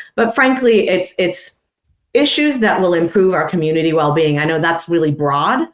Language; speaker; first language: English; non-native, fluent; Persian